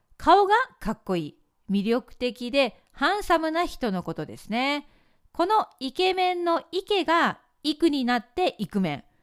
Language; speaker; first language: Japanese; native; Japanese